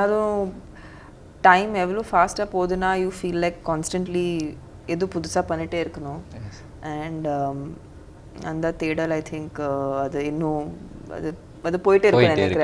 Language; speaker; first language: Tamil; non-native, local second language; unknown